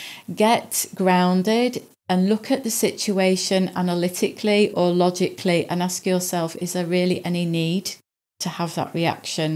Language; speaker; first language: English; native; English